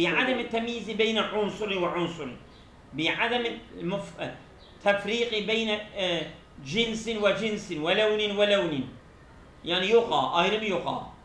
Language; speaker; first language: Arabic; non-native, fluent; Turkish